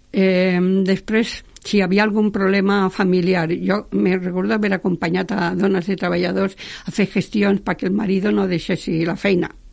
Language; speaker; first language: Catalan; non-native, local second language; Spanish